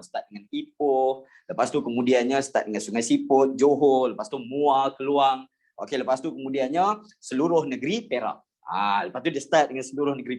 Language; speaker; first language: Malay; native; Malay